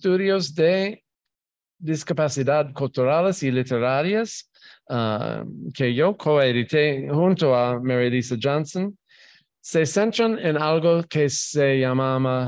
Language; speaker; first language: Spanish; non-native, fluent; English